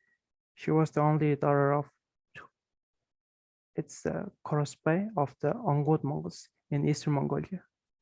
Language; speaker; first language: English; non-native, fluent; Mongolian